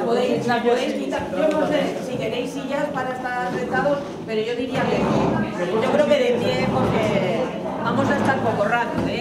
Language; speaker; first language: Spanish; native; Spanish